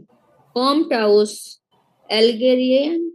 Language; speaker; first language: German; non-native, learner; Bangla